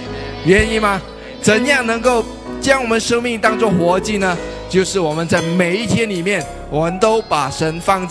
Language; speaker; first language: Chinese; native; Chinese